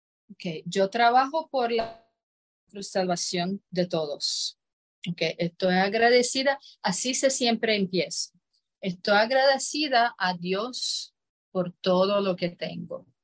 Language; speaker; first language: Spanish; non-native, fluent; Croatian